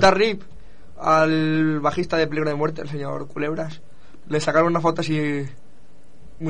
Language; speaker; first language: Spanish; native; Spanish